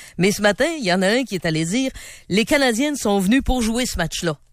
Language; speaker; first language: French; native; French